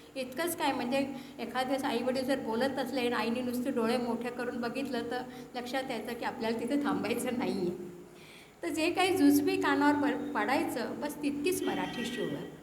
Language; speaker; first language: Marathi; early bilingual, heritage; Marathi